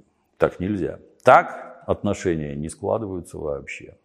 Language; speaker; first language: Russian; native; Russian